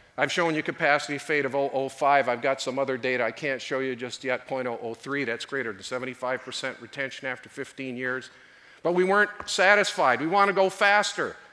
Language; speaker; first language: English; native; English